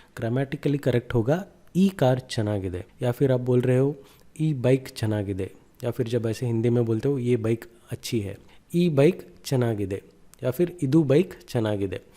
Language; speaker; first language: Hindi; non-native, local second language; Kannada